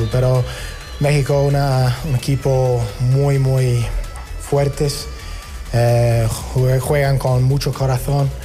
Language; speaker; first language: Spanish; non-native, learner; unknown